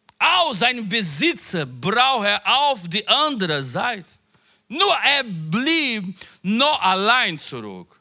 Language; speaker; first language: German; non-native, learner; Portuguese